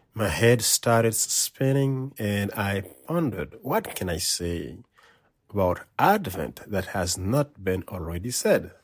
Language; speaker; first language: English; non-native, fluent; Haitian Creole